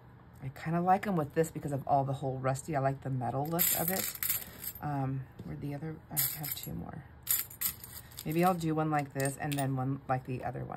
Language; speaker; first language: English; native; English